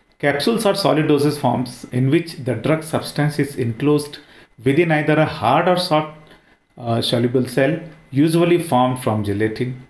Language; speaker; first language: English; non-native, local second language; Hindi